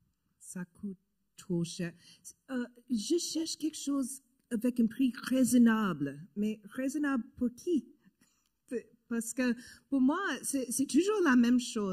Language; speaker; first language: French; non-native, learner; English